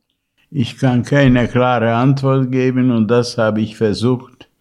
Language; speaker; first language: German; non-native, fluent; Hungarian